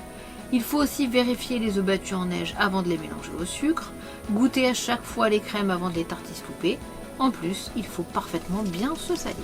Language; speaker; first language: French; native; French